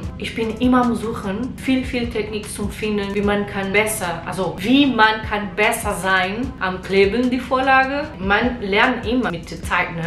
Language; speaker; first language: German; non-native, learner; Portuguese